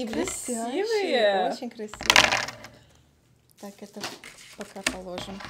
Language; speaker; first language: Russian; native; Russian